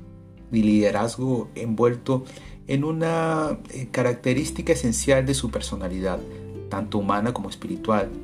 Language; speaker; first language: Spanish; native; Spanish